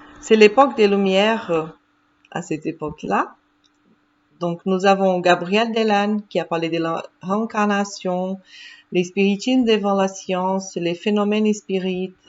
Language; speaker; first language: French; non-native, fluent; Portuguese